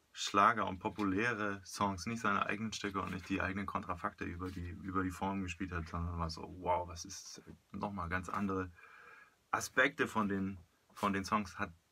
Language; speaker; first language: German; native; German